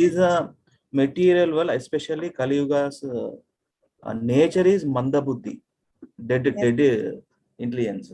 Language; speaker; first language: English; non-native, local second language; Telugu